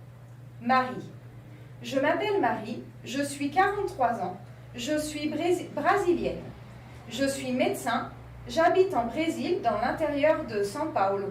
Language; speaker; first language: French; non-native, fluent; Portuguese